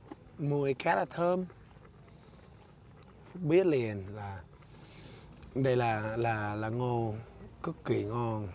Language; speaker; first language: Vietnamese; non-native, learner; English